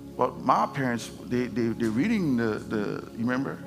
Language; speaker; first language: English; non-native, fluent; Haitian Creole